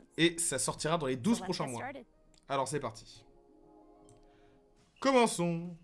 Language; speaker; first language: French; native; French